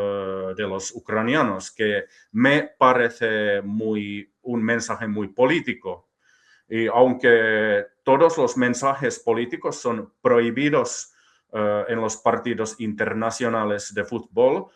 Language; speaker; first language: Spanish; non-native, fluent; Finnish